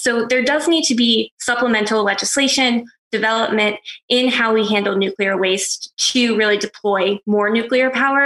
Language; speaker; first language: English; native; English